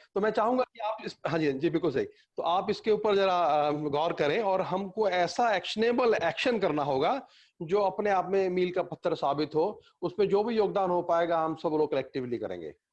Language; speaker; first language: Hindi; non-native, local second language; Punjabi